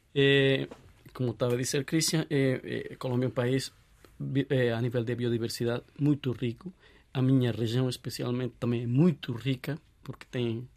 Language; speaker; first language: Portuguese; non-native, fluent; Spanish